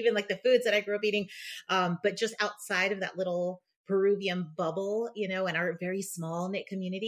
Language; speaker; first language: English; early bilingual, other home language; Spanish